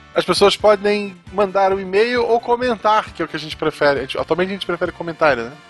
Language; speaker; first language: Portuguese; native; Portuguese